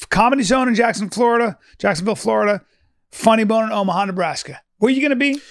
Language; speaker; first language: English; early bilingual, other home language; French